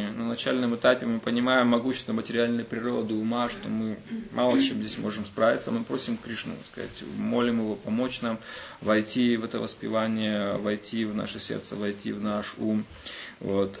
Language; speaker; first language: Russian; native; Russian